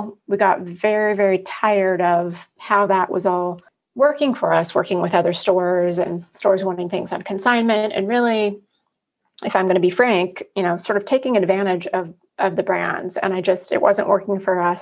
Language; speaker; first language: English; native; English